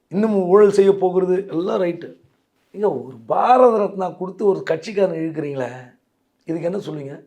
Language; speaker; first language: Tamil; native; Tamil